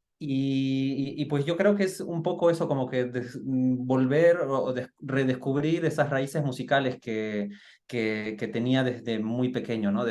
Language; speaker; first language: Spanish; native; Spanish